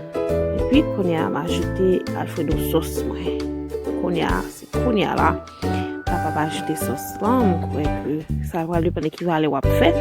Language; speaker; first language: French; non-native, learner; Haitian Creole